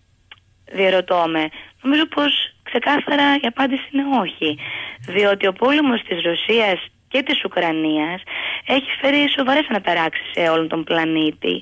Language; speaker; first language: Greek; native; Greek